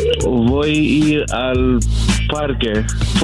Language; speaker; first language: Spanish; non-native, learner; English